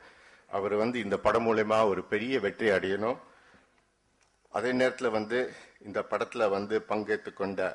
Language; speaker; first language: Tamil; native; Tamil